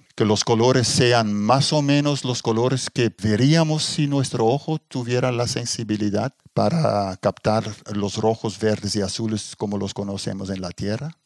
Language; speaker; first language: Spanish; non-native, fluent; Dutch